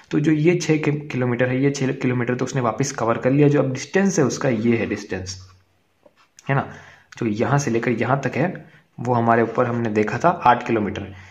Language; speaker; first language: Hindi; native; Hindi